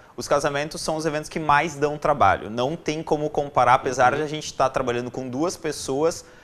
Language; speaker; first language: Portuguese; native; Portuguese